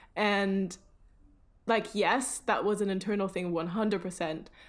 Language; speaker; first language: English; early bilingual, other home language; German